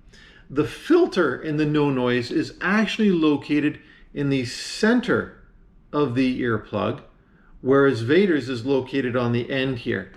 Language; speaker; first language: English; native; English